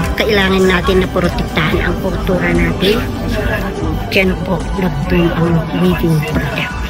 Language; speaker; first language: Filipino; non-native, local second language; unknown